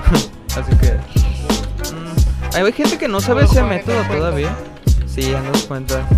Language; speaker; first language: Spanish; native; Spanish